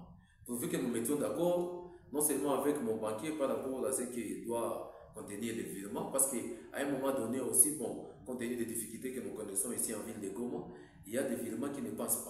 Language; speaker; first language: French; non-native, local second language; Swahili